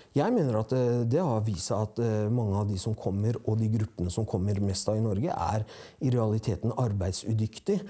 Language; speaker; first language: Norwegian; early bilingual, other home language; Persian